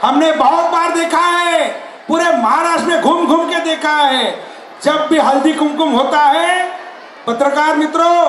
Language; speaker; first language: Hindi; non-native, local second language; Marathi